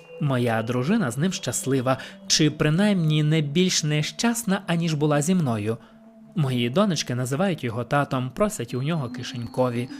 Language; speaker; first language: Ukrainian; native; Ukrainian